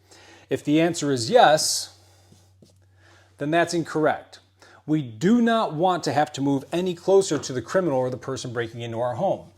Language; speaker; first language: English; native; English